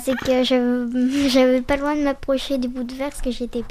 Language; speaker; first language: French; native; French